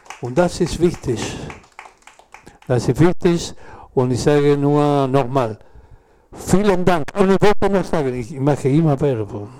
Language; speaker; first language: German; non-native, learner; Spanish